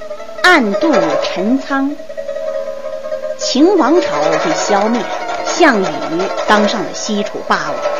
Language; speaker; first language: Chinese; native; Chinese